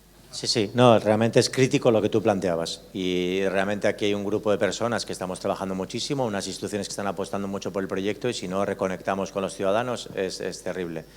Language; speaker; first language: Spanish; native; Spanish